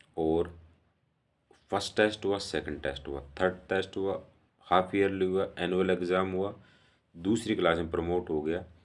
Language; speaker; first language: Hindi; native; Hindi